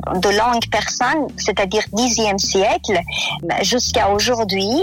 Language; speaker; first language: French; non-native, fluent; Persian